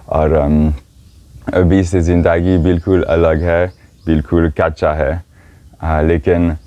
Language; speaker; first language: Hindi; non-native, learner; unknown